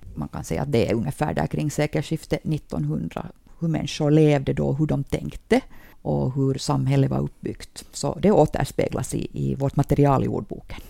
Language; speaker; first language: Swedish; native; Swedish